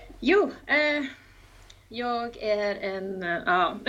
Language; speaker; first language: Swedish; non-native, fluent; Spanish